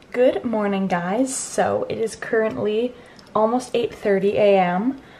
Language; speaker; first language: English; native; English